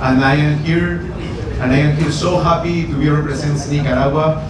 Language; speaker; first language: English; non-native, learner; Spanish